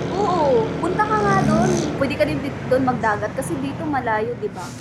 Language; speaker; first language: Filipino; non-native, local second language; Cebuano